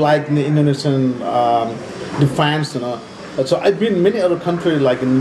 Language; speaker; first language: English; non-native, learner; Nepali